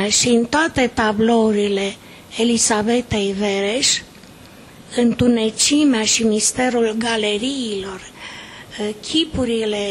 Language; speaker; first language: Romanian; native; Romanian